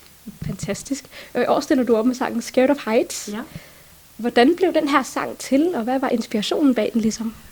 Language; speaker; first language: Danish; native; Danish